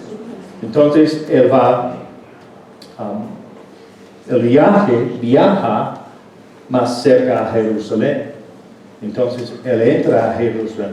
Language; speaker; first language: Spanish; non-native, fluent; English